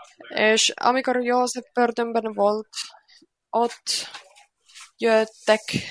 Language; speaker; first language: Hungarian; non-native, learner; Finnish